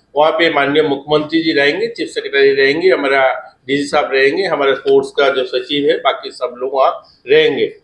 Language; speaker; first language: Hindi; non-native, local second language; Bangla